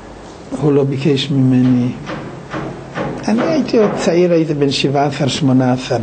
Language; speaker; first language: Hebrew; non-native, fluent; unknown